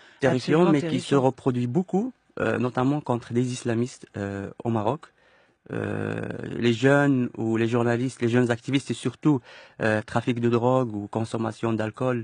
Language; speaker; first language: French; non-native, local second language; Arabic